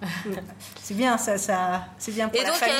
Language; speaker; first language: French; native; French